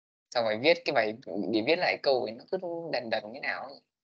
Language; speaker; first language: Vietnamese; native; Vietnamese